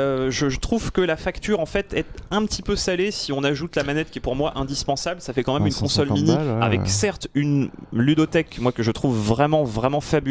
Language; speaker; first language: French; native; French